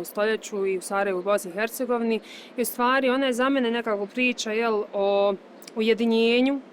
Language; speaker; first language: Bosnian; native; Bosnian